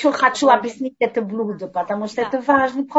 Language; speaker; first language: Russian; non-native, fluent; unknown